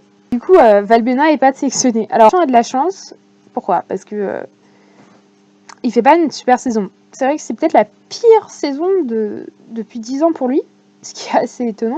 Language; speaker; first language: French; native; French